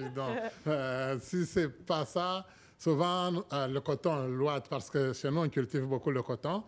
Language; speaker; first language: French; non-native, local second language; Swahili